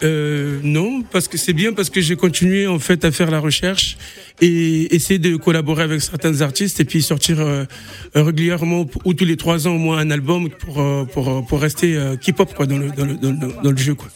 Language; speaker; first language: French; non-native, local second language; Lingala